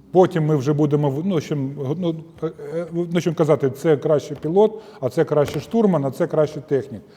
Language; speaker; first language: Ukrainian; non-native, local second language; Russian